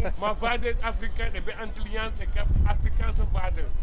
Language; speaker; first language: Dutch; non-native, learner; Papiamento